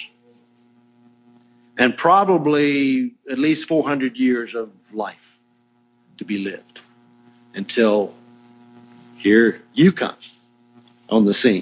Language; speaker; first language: English; native; English